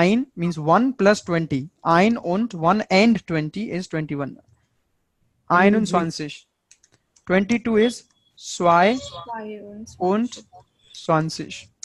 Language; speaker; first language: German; non-native, fluent; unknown